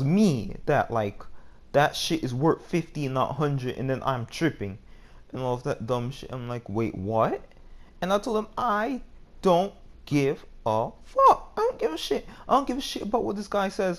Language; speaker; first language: English; native; English